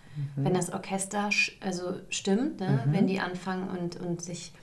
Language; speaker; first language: German; native; German